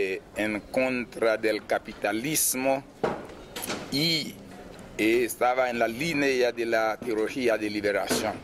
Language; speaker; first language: Spanish; non-native, fluent; Haitian Creole